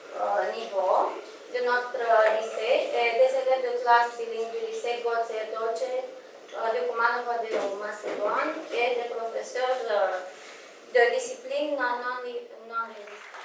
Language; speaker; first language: French; non-native, learner; Romanian